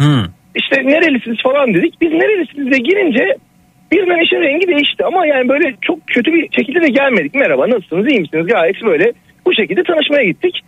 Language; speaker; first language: Turkish; native; Turkish